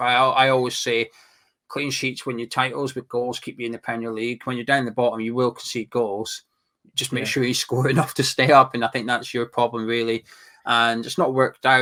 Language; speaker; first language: English; native; English